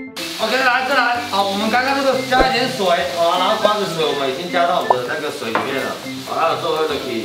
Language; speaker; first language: Chinese; native; Chinese